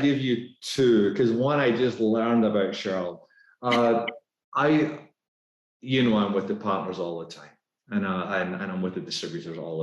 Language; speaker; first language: English; native; English